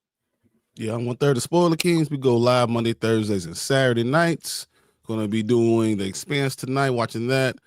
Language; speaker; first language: English; native; English